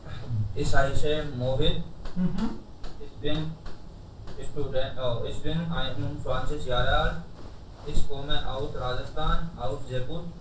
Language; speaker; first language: German; non-native, learner; Hindi